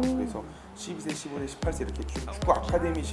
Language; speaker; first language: Korean; native; Korean